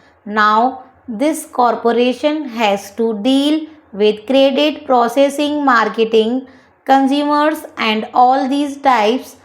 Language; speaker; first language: English; non-native, local second language; Hindi